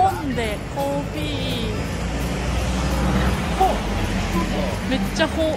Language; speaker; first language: Japanese; native; Japanese